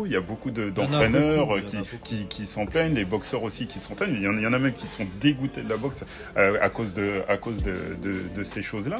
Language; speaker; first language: French; native; French